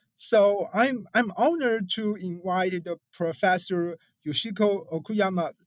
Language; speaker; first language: English; non-native, fluent; Chinese